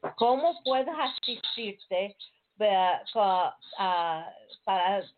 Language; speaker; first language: Spanish; non-native, learner; English